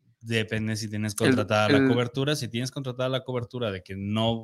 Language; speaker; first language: Spanish; native; Spanish